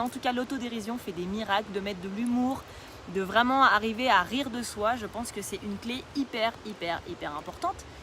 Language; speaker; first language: French; native; French